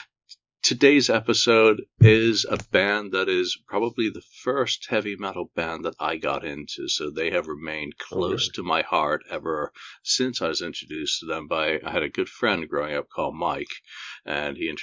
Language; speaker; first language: English; native; English